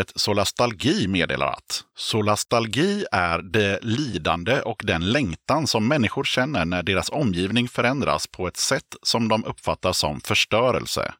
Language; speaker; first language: Swedish; native; Swedish